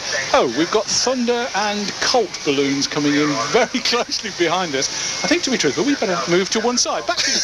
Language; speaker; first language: English; native; English